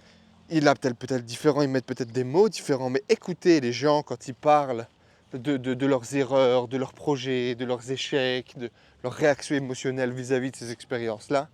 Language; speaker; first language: French; native; French